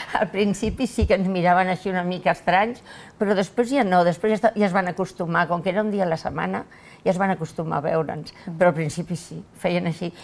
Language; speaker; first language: Catalan; non-native, local second language; Spanish